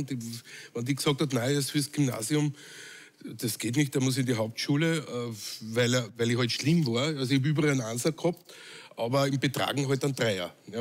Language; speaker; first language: German; native; German